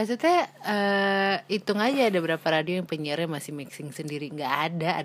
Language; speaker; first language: Indonesian; native; Indonesian